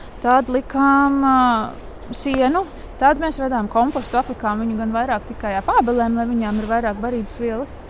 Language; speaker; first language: Latvian; native; Latvian